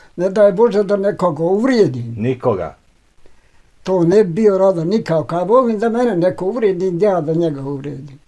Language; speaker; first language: Bosnian; native; Bosnian